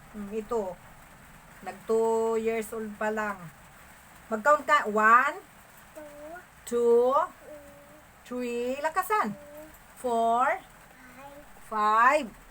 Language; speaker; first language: Filipino; non-native, local second language; Masbatenyo